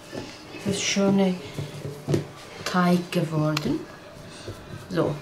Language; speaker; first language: German; non-native, learner; Turkish